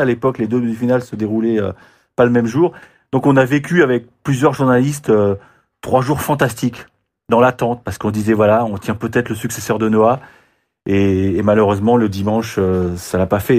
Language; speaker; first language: French; native; French